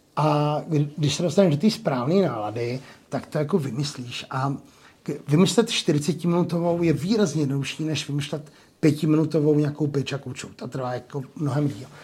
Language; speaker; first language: Czech; native; Czech